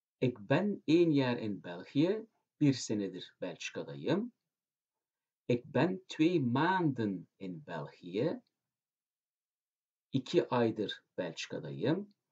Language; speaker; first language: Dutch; non-native, fluent; Turkish